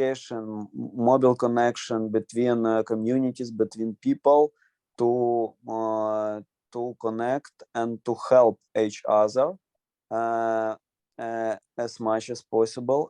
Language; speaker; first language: English; non-native, learner; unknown